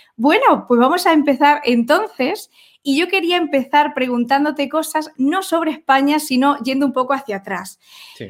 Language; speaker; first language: Spanish; native; Spanish